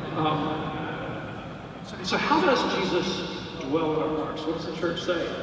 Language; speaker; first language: English; native; English